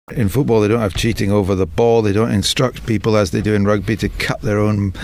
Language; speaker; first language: English; native; English